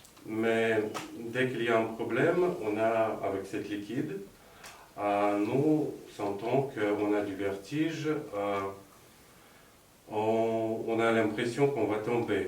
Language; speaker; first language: French; non-native, fluent; Russian